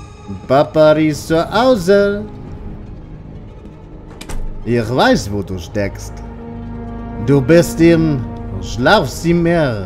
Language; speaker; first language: German; native; German